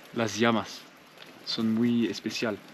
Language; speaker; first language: Spanish; non-native, learner; French